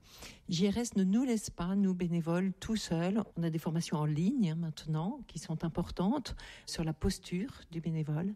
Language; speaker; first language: French; native; French